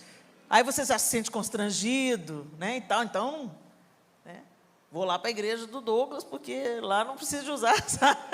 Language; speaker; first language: Portuguese; native; Portuguese